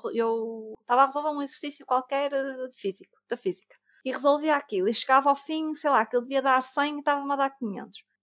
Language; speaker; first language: Portuguese; native; Portuguese